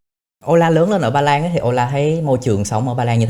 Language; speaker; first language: Vietnamese; native; Vietnamese